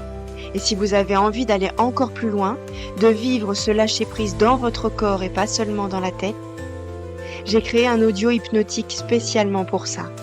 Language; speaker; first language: French; native; French